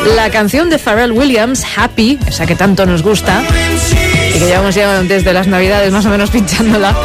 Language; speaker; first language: Spanish; native; Spanish